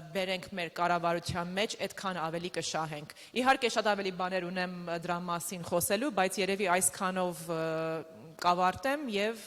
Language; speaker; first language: Armenian; early bilingual, other home language; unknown